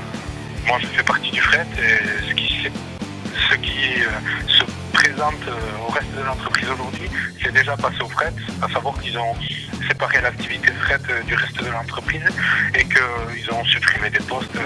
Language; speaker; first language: French; native; French